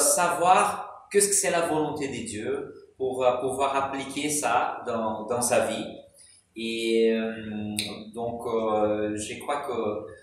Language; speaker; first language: French; non-native, fluent; Portuguese